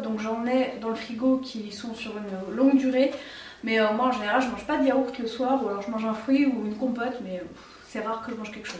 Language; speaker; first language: French; native; French